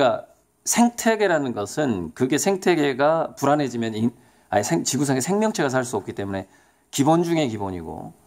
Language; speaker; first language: Korean; native; Korean